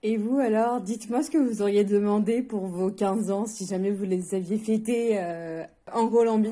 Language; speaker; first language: French; native; French